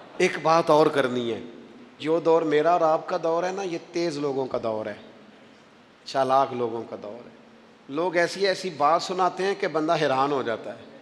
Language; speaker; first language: Urdu; non-native, local second language; Punjabi